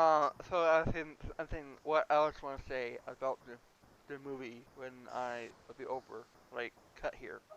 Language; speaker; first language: English; non-native, learner; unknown